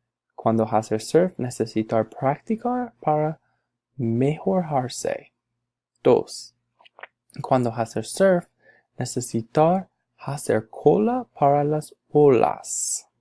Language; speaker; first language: Spanish; non-native, learner; English